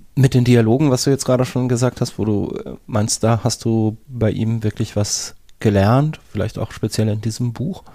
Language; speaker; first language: German; native; German